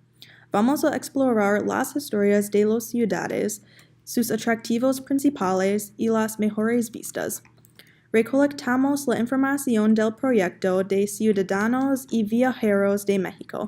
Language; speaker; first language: Spanish; non-native, learner; English